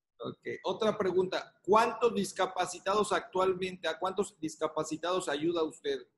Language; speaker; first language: Spanish; native; Spanish